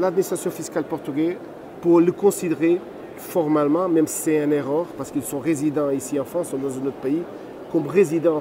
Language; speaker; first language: French; non-native, fluent; Portuguese